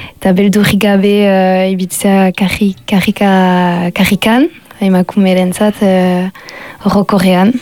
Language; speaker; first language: Basque; non-native, local second language; French